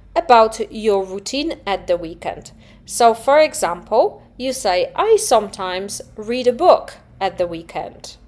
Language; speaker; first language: English; non-native, fluent; Polish